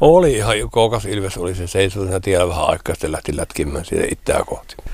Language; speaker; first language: Finnish; native; Finnish